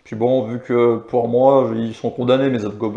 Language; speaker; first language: French; native; French